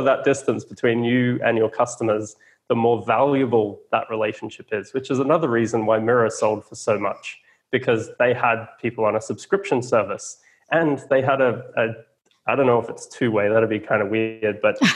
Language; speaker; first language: English; native; English